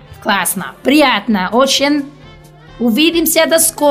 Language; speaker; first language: Russian; non-native, learner; Italian